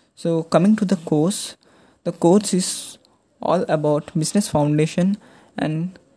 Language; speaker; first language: English; non-native, local second language; Telugu